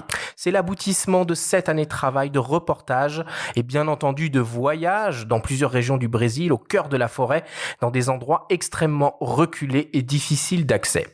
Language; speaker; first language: French; native; French